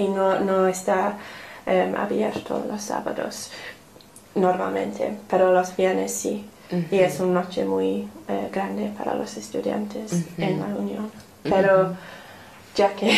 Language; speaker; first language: Spanish; non-native, learner; English